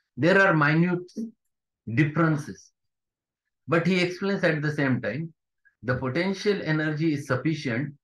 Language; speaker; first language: English; non-native, local second language; Marathi